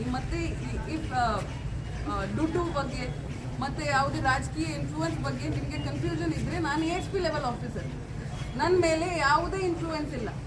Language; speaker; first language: Kannada; non-native, fluent; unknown